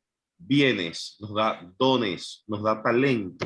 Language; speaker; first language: Spanish; native; Spanish